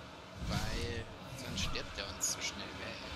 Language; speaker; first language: German; native; German